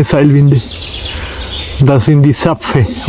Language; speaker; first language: German; non-native, learner; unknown